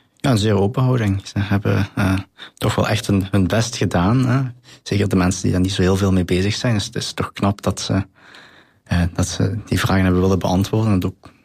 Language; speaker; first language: Dutch; native; Dutch